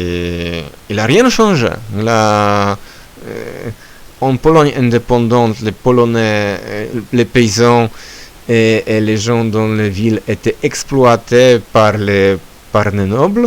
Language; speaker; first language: French; non-native, learner; Polish